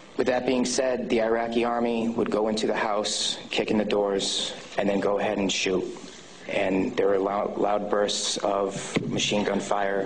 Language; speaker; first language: English; native; English